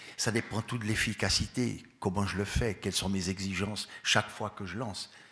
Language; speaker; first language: French; native; French